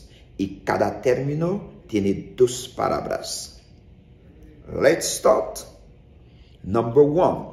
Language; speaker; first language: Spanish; non-native, fluent; Haitian Creole